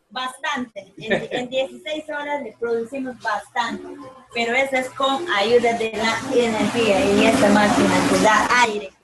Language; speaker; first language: Spanish; native; Spanish